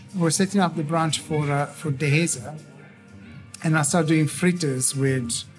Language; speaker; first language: English; non-native, fluent; Italian